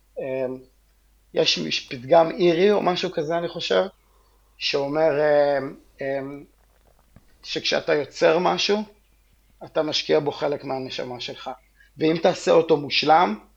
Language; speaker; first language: Hebrew; native; Hebrew